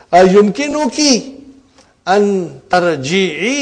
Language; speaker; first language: Arabic; non-native, fluent; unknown